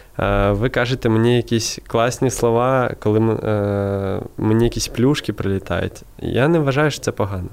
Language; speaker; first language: Ukrainian; non-native, local second language; Russian